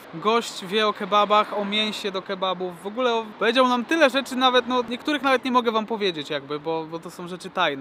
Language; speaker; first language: Polish; native; Polish